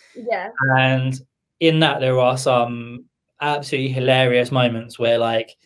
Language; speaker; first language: English; native; English